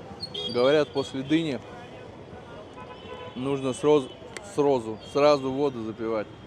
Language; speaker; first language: Russian; native; Russian